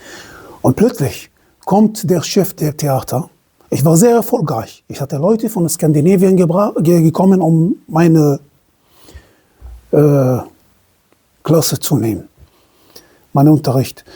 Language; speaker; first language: German; non-native, fluent; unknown